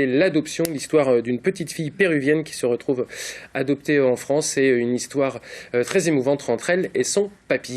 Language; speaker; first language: French; native; French